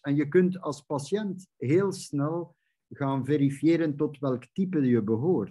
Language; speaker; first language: Dutch; native; Dutch